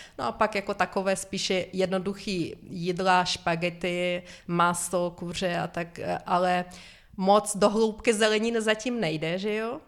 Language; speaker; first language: Czech; non-native, fluent; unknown